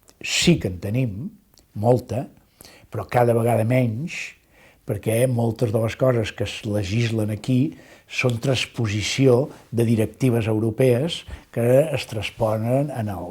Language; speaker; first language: Catalan; native; Catalan